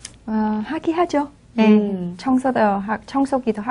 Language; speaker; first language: Korean; non-native, fluent; Vietnamese